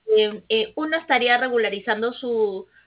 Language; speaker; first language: Spanish; native; Spanish